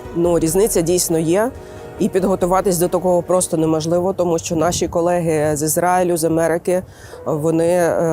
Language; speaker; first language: Ukrainian; native; Ukrainian